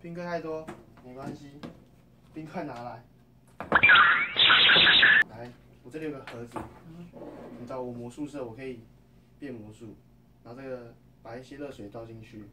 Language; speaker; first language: Chinese; native; Chinese